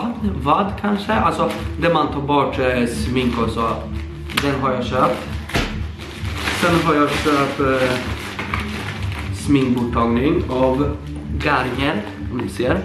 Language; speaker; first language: Swedish; early bilingual, other home language; Polish